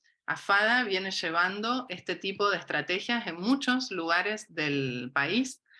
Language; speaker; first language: Spanish; native; Spanish